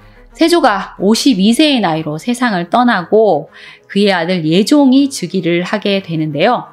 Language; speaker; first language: Korean; native; Korean